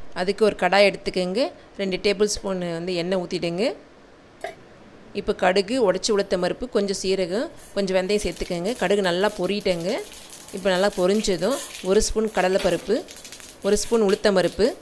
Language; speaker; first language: Tamil; native; Tamil